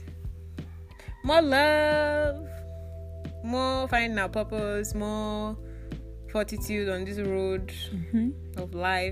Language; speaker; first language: English; non-native, local second language; Yoruba